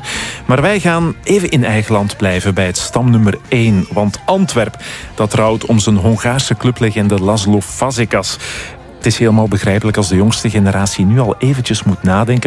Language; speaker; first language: Dutch; native; Dutch